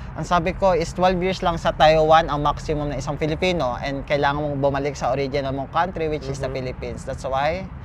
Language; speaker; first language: Filipino; native; Filipino